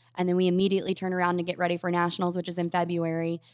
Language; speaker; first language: English; native; English